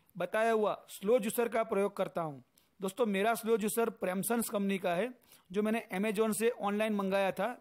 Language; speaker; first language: Hindi; non-native, local second language; Gujarati